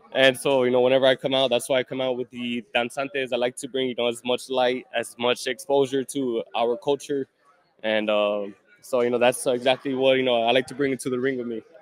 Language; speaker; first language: English; early bilingual, other home language; Spanish